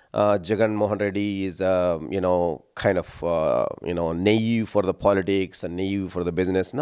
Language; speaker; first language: English; non-native, local second language; Telugu